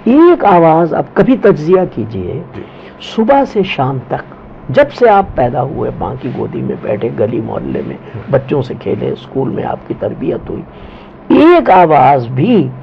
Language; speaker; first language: Urdu; non-native, local second language; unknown